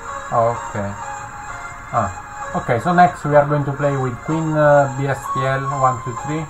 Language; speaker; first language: English; non-native, fluent; Italian